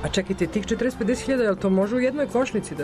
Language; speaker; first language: Serbian; native; Serbian